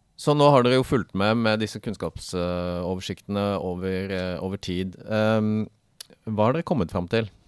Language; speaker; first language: Norwegian; native; Norwegian